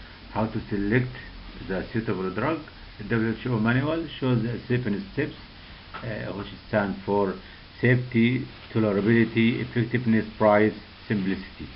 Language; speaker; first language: English; non-native, local second language; Arabic